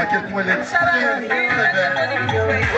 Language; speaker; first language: French; non-native, local second language; Rundi